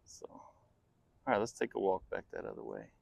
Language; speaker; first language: English; native; English